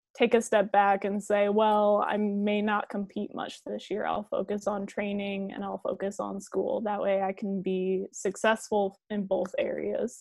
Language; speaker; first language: English; native; English